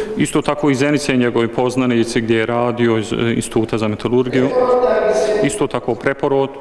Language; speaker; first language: Bosnian; early bilingual, heritage; Bosnian